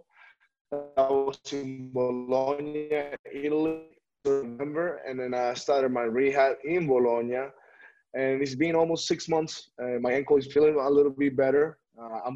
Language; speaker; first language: English; non-native, fluent; Spanish